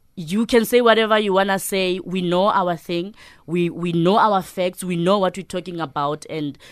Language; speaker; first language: English; non-native, local second language; Southern Sotho